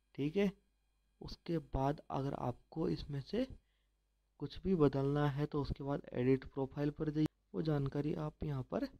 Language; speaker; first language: Hindi; native; Hindi